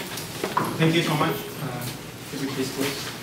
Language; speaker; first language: English; non-native, learner; Indonesian